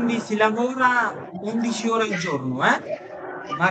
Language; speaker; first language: Italian; non-native, fluent; Bangla